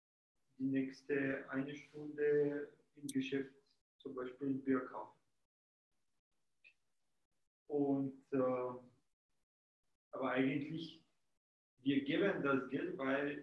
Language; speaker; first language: German; non-native, fluent; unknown